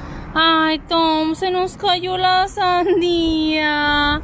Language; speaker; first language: Spanish; native; Spanish